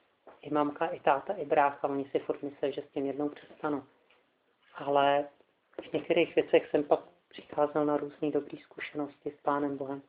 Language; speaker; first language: Czech; native; Czech